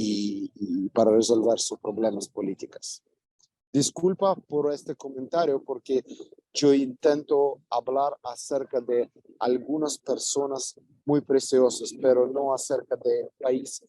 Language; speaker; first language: Spanish; non-native, fluent; Ukrainian